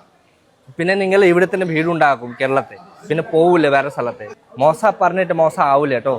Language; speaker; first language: Malayalam; non-native, local second language; Hindi